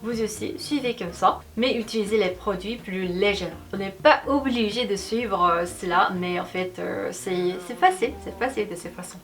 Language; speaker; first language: French; non-native, fluent; Korean